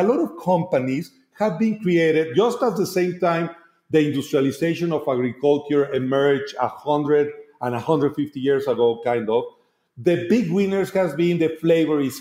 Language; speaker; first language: English; non-native, fluent; Spanish